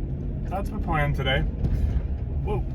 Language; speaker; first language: English; native; English